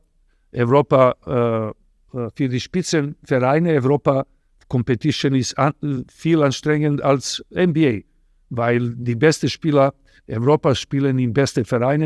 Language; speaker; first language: German; non-native, fluent; Serbian